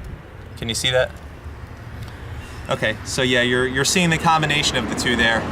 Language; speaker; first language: English; native; English